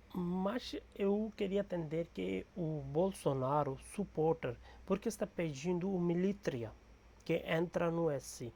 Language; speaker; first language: Portuguese; non-native, learner; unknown